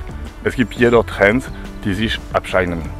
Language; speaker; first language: German; non-native, fluent; French